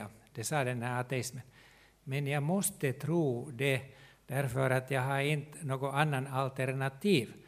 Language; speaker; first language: Swedish; non-native, local second language; Finnish